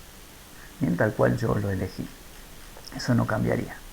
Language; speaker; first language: Spanish; native; Spanish